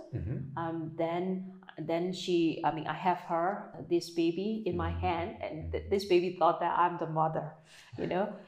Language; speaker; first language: English; non-native, fluent; Burmese